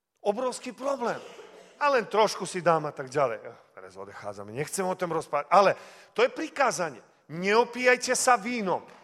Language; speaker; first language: Slovak; early bilingual, heritage; Slovak